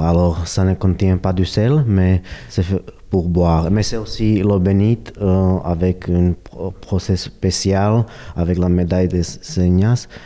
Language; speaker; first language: French; non-native, fluent; Slovak